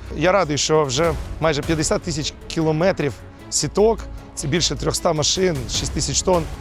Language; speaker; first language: Ukrainian; native; Ukrainian